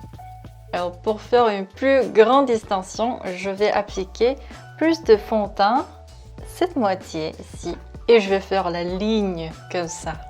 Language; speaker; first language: French; non-native, fluent; Korean